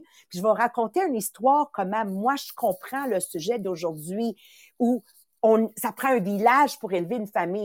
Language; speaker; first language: French; native; French